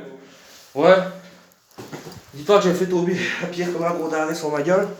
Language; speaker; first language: French; native; French